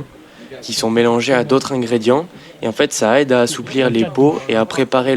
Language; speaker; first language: French; native; French